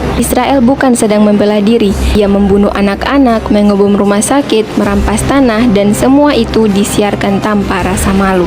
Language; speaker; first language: Indonesian; native; Indonesian